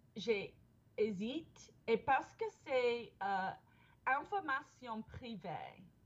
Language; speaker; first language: French; non-native, fluent; English